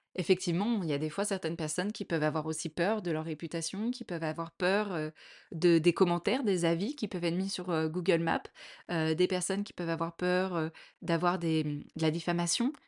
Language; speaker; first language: French; native; French